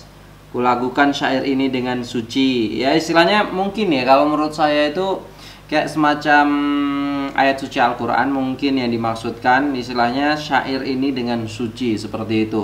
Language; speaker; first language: Indonesian; native; Indonesian